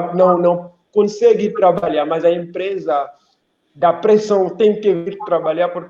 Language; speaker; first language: Portuguese; non-native, local second language; Haitian Creole